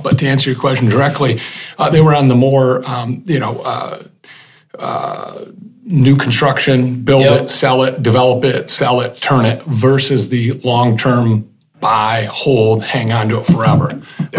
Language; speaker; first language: English; native; English